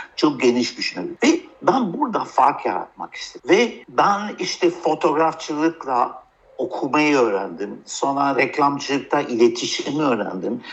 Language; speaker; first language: Turkish; early bilingual, heritage; Turkish